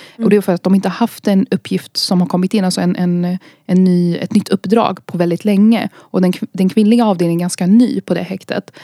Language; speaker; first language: Swedish; early bilingual, other home language; Arabic